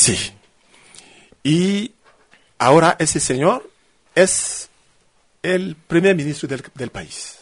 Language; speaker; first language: Spanish; non-native, fluent; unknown